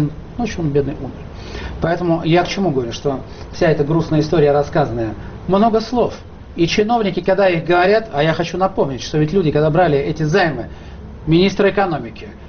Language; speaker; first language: Russian; native; Russian